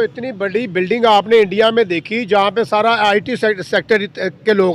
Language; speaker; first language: Hindi; non-native, local second language; Punjabi